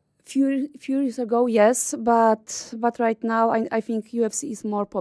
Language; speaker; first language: English; non-native, learner; Polish